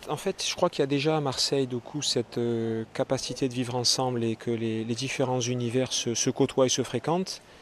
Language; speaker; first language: French; native; French